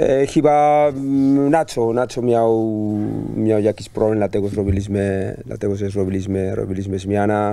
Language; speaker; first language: Polish; non-native, learner; Spanish